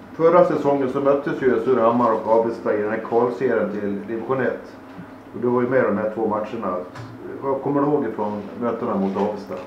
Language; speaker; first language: Swedish; native; Swedish